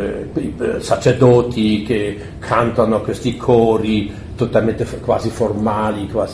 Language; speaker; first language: Italian; non-native, fluent; German